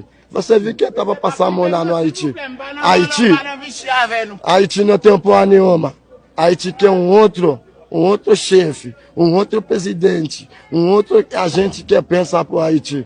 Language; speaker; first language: Portuguese; non-native, learner; Haitian Creole